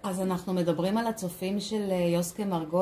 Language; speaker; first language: Hebrew; native; Hebrew